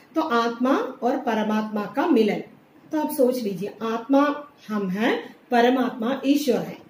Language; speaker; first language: Hindi; non-native, local second language; Malayalam